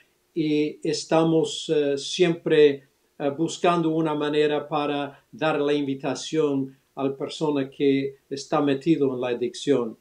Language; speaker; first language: Spanish; early bilingual, other home language; English